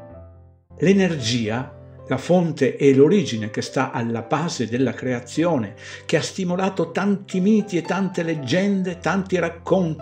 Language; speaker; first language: Italian; native; Italian